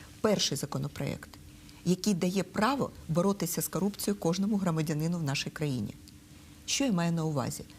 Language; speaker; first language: Ukrainian; non-native, local second language; Russian